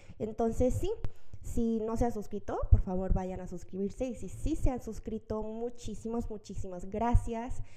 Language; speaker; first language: Spanish; early bilingual, other home language; Korean